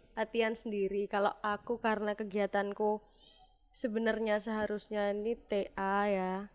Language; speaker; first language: Indonesian; non-native, local second language; Javanese